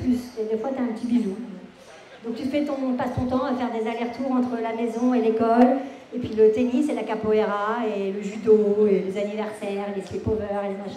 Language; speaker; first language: French; native; French